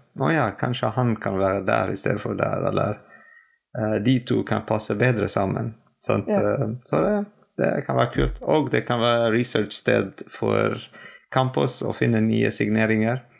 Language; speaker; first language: Norwegian; non-native, fluent; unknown